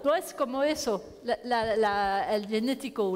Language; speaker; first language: Spanish; non-native, learner; French